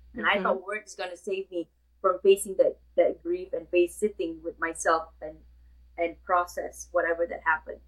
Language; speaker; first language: English; non-native, local second language; Malay